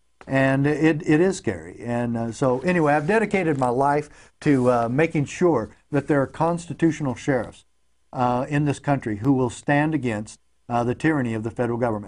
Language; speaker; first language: English; native; English